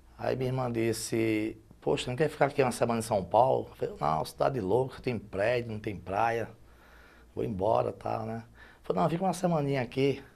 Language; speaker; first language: Portuguese; native; Portuguese